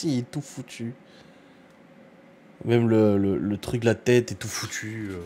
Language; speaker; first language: French; native; French